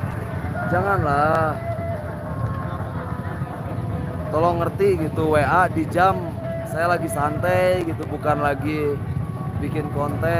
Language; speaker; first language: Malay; non-native, local second language; Sundanese